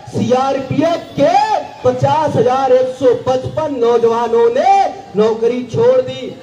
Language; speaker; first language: Hindi; non-native, local second language; Marathi